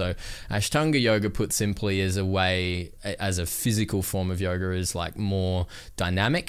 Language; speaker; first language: English; native; English